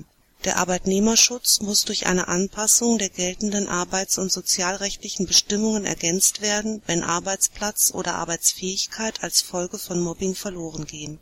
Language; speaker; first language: German; native; German